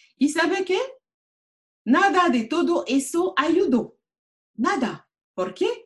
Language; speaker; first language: Spanish; non-native, learner; French